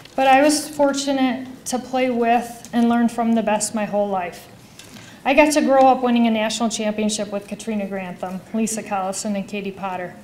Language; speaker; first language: English; native; English